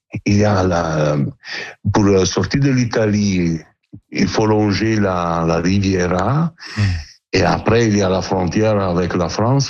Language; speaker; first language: French; non-native, learner; Italian